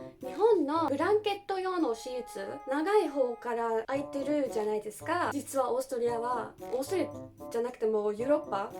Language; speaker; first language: Japanese; non-native, fluent; German